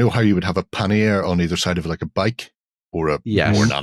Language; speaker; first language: English; native; English